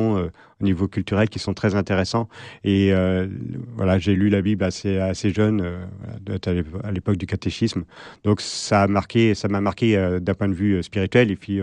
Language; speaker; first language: French; native; French